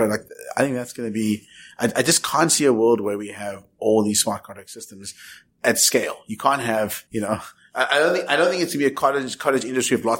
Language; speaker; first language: English; native; English